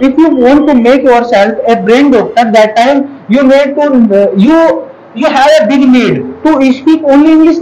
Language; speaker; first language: English; non-native, local second language; Hindi